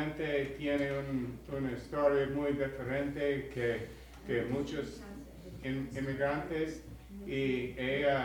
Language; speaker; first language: Spanish; non-native, learner; English